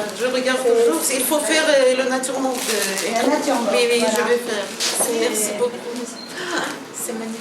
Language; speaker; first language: French; non-native, learner; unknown